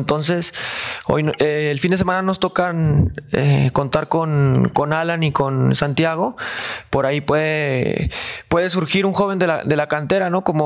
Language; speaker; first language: Spanish; native; Spanish